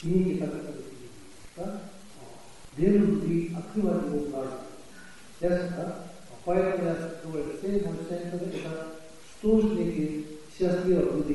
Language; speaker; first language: Russian; non-native, learner; Tibetan